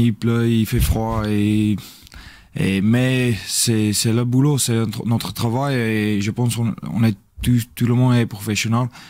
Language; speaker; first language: French; non-native, learner; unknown